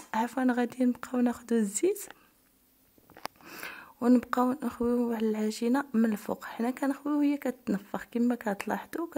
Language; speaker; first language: Arabic; native; Arabic